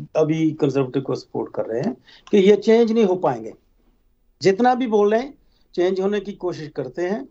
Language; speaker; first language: Hindi; native; Hindi